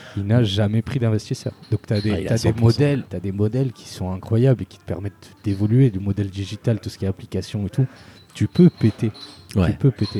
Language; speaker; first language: French; native; French